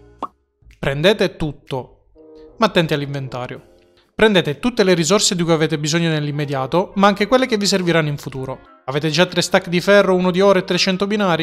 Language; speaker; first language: Italian; native; Italian